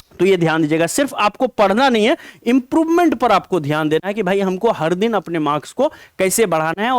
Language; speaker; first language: Hindi; native; Hindi